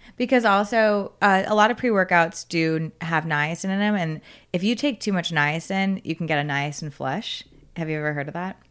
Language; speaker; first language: English; native; English